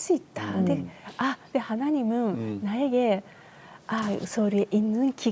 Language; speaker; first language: Korean; non-native, learner; Japanese